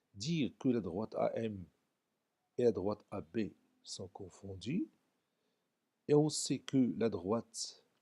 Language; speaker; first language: French; non-native, local second language; Arabic